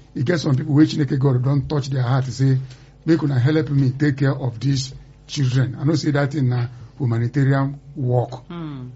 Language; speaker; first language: Nigerian Pidgin; non-native, local second language; Yoruba